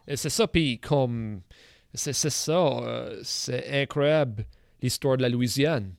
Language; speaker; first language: French; native; French